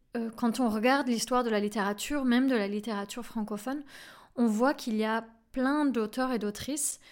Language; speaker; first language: French; native; French